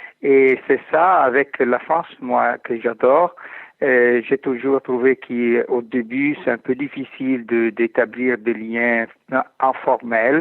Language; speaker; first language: French; non-native, fluent; Italian